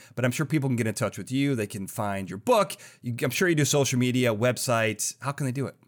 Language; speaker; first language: English; native; English